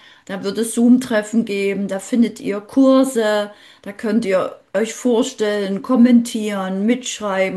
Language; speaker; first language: German; native; German